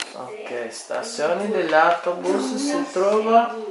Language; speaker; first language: Italian; non-native, learner; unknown